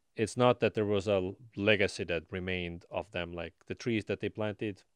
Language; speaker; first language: English; non-native, fluent; Estonian